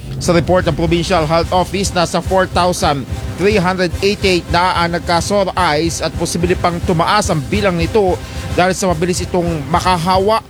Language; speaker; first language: Filipino; non-native, local second language; Pampanga